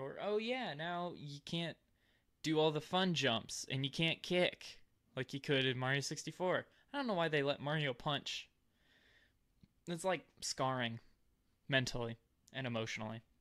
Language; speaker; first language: English; native; English